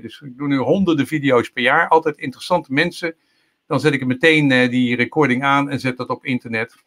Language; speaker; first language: Dutch; native; Dutch